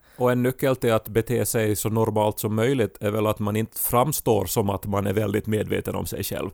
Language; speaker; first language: Swedish; native; Swedish